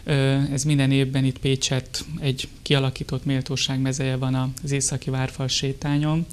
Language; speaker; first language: Hungarian; native; Hungarian